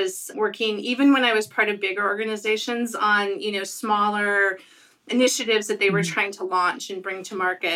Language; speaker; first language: English; native; English